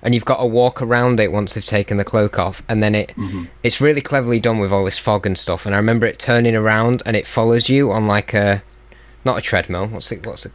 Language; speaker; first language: English; native; English